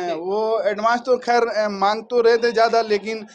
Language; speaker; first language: Hindi; native; Hindi